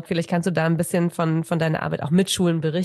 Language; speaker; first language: German; native; German